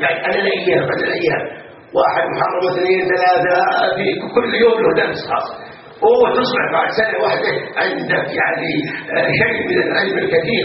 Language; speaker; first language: Arabic; native; Arabic